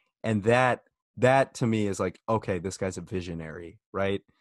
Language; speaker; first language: English; native; English